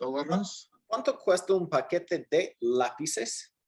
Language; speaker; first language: Spanish; non-native, fluent; English